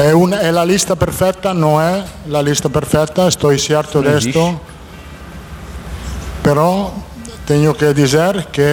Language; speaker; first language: Portuguese; non-native, fluent; Italian